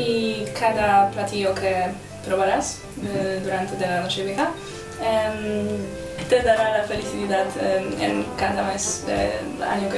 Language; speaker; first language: Spanish; non-native, fluent; Polish